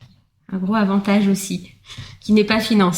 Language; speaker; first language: French; native; French